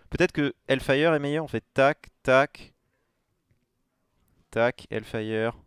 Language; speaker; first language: French; native; French